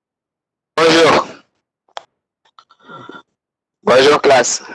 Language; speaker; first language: French; non-native, local second language; Wolof